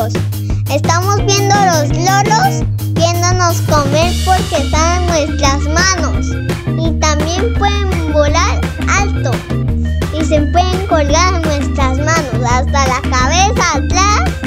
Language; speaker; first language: Spanish; early bilingual, heritage; Spanish